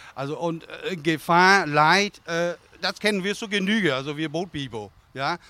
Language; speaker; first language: German; non-native, fluent; Vietnamese